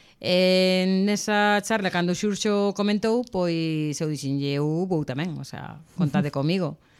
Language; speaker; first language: Galician; non-native, local second language; Spanish